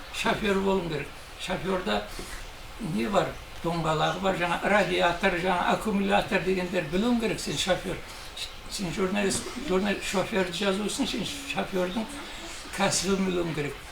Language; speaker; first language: Kazakh; native; Kazakh